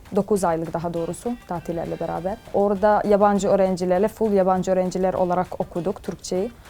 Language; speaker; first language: Turkish; non-native, fluent; Serbian